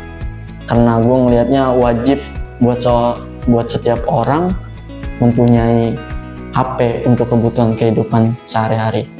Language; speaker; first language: Indonesian; native; Indonesian